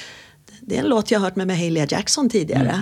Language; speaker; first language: Swedish; native; Swedish